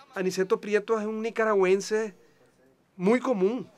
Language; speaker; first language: Spanish; native; Spanish